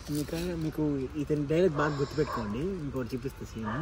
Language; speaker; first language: Telugu; native; Telugu